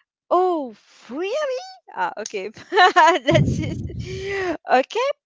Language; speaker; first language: English; non-native, fluent; French